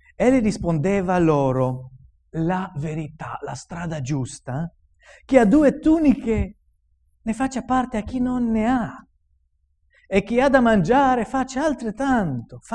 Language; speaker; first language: Italian; non-native, fluent; Romanian